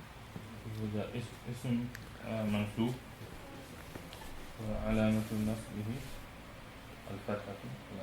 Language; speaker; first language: Arabic; non-native, learner; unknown